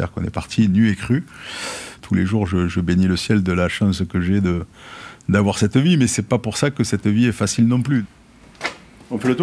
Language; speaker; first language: French; native; French